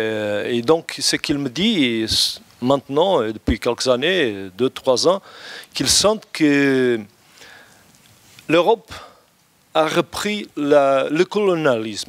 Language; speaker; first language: French; non-native, fluent; Portuguese